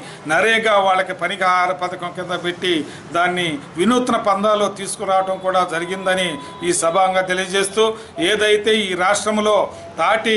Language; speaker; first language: Telugu; native; Telugu